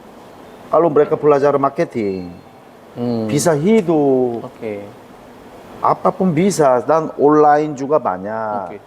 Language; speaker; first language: Indonesian; non-native, learner; Korean